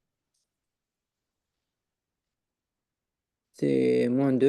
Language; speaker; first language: French; native; French